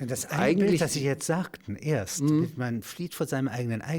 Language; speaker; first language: German; native; German